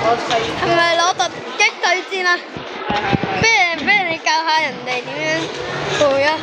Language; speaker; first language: Cantonese; native; Cantonese